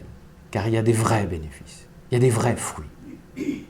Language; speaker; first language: French; native; French